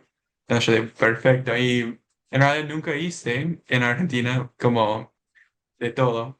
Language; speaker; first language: Spanish; non-native, learner; English